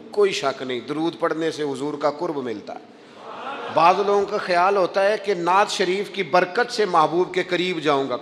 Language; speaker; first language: Urdu; non-native, local second language; Punjabi